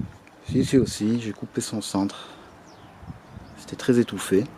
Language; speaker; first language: French; native; French